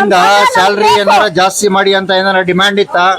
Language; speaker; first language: Kannada; non-native, local second language; Urdu